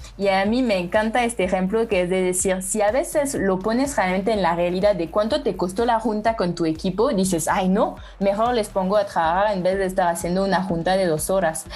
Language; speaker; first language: Spanish; non-native, fluent; French